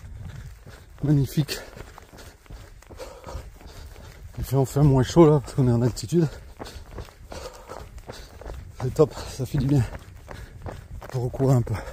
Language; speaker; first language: French; native; French